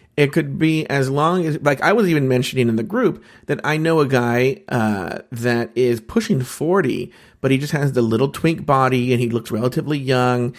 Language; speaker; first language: English; native; English